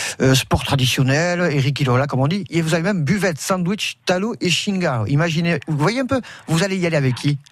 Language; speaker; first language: French; native; French